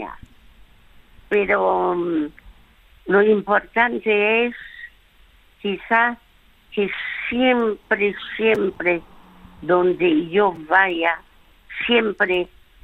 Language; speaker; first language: Spanish; early bilingual, other home language; French